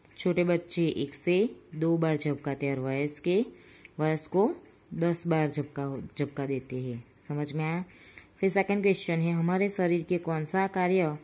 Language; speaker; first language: Hindi; non-native, local second language; Gujarati